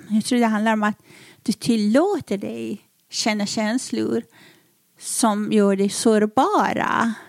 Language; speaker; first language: Swedish; non-native, fluent; Persian